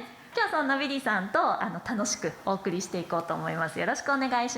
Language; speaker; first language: Japanese; native; Japanese